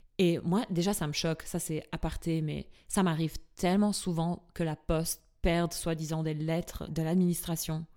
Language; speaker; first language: French; non-native, fluent; Albanian